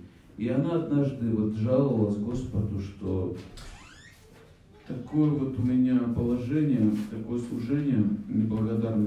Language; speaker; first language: Russian; native; Russian